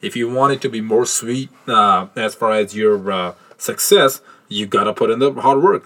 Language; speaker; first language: English; non-native, local second language; Punjabi